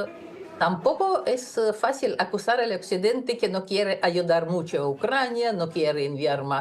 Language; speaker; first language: Spanish; non-native, fluent; Russian